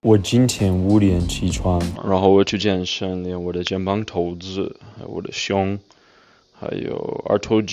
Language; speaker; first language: Chinese; non-native, fluent; English